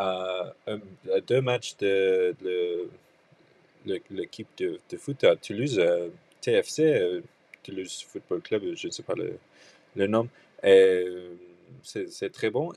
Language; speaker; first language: French; non-native, learner; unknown